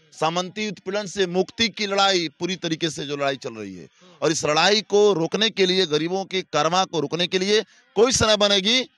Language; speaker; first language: Hindi; native; Hindi